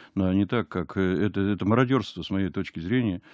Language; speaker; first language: Russian; native; Russian